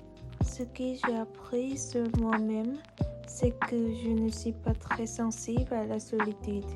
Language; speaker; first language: French; non-native, learner; Korean